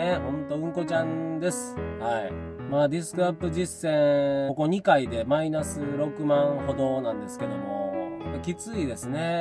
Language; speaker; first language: Japanese; native; Japanese